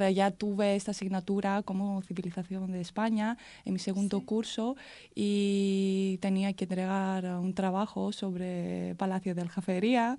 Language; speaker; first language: Spanish; non-native, fluent; Greek